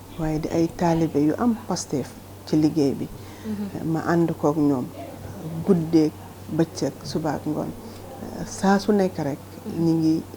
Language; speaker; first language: Wolof; native; Wolof